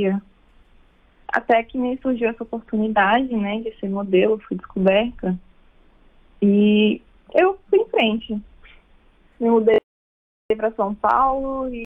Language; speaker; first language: Portuguese; native; Portuguese